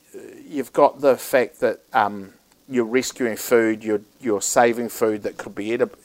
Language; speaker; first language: English; native; English